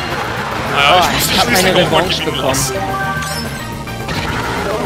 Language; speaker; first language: German; native; German